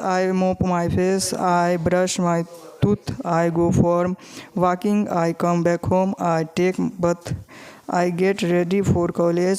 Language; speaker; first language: English; non-native, learner; Hindi